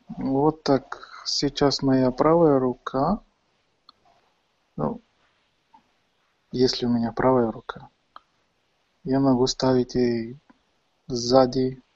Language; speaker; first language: Russian; non-native, fluent; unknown